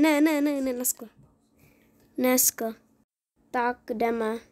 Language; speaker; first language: Czech; early bilingual, other home language; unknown